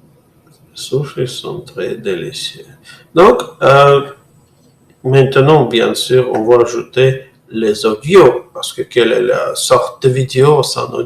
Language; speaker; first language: French; non-native, fluent; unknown